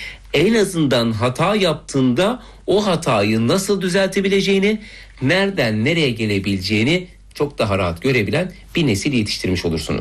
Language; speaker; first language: Turkish; native; Turkish